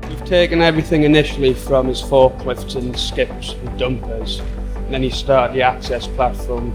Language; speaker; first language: English; native; English